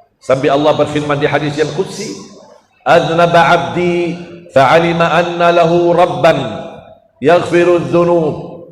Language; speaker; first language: Malay; non-native, fluent; Arabic